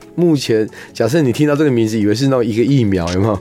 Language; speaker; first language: Chinese; non-native, local second language; Hakka Chinese